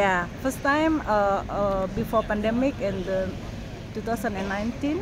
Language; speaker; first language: English; non-native, learner; Indonesian